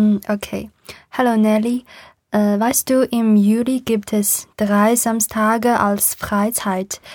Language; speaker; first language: German; non-native, learner; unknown